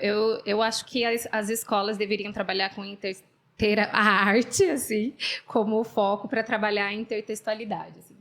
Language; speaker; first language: Portuguese; native; Portuguese